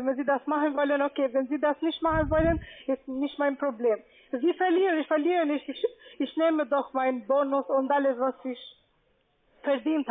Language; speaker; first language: German; non-native, fluent; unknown